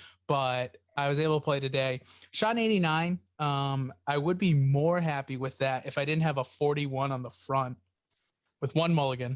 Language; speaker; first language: English; native; English